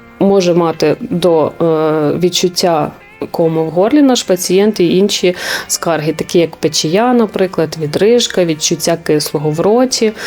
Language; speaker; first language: Ukrainian; native; Ukrainian